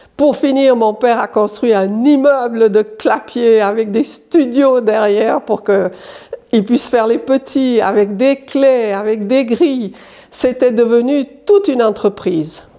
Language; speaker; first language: French; native; French